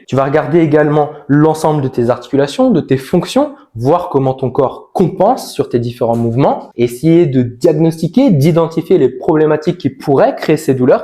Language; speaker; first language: French; native; French